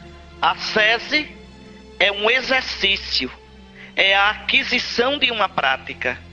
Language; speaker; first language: Portuguese; native; Portuguese